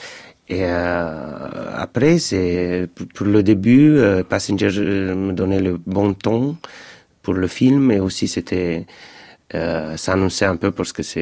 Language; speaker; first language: French; non-native, fluent; Romanian